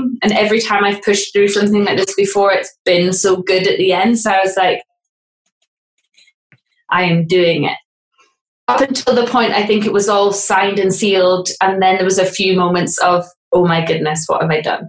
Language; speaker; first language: English; native; English